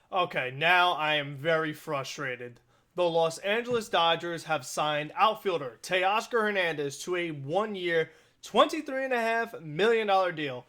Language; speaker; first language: English; native; English